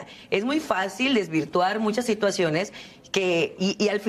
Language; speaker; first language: Spanish; native; Spanish